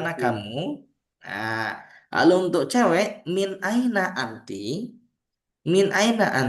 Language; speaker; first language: Malay; native; Malay